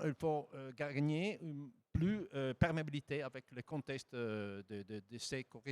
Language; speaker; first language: French; non-native, fluent; Italian